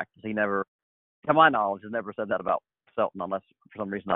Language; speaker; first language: English; native; English